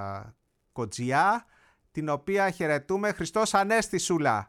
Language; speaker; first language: Greek; native; Greek